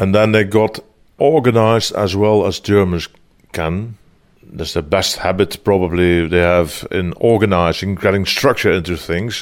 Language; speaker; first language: English; non-native, fluent; Dutch